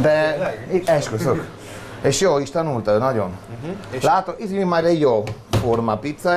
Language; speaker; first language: Hungarian; non-native, learner; Italian